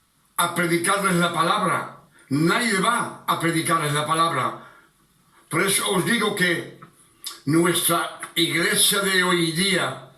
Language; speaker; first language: Spanish; non-native, fluent; French